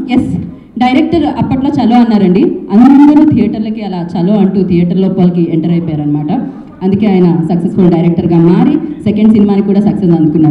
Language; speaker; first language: Telugu; native; Telugu